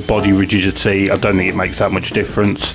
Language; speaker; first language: English; native; English